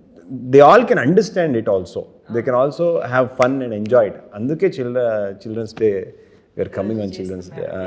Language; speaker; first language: Telugu; non-native, learner; Kannada